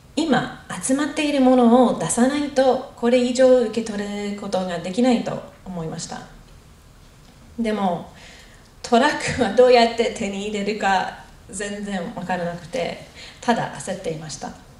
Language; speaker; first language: Japanese; non-native, fluent; English